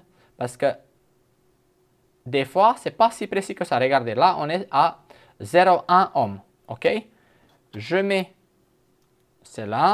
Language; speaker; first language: French; non-native, fluent; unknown